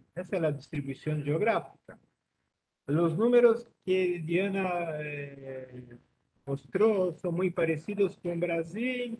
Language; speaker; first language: Spanish; non-native, learner; Portuguese